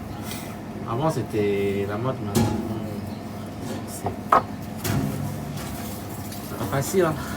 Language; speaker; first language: French; non-native, local second language; Chinese